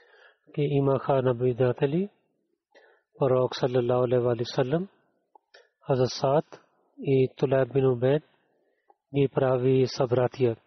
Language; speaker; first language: Bulgarian; non-native, learner; Urdu